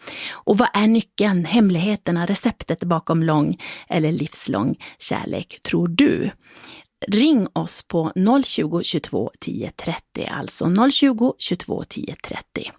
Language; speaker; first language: Swedish; native; Swedish